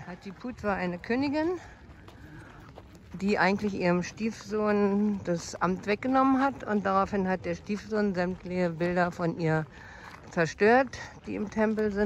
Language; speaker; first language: German; native; German